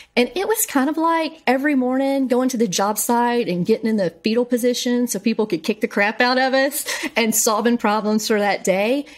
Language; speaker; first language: English; native; English